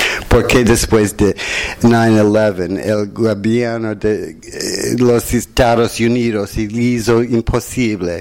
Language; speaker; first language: Spanish; non-native, fluent; English